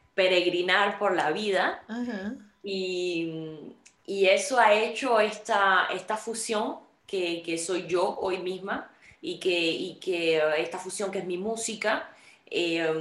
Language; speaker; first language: Spanish; native; Spanish